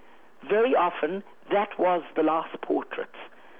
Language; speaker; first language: English; native; English